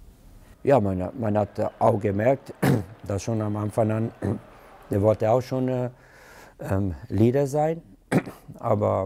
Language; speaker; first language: German; non-native, fluent; Italian